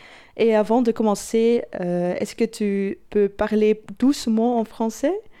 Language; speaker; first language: French; non-native, learner; Dutch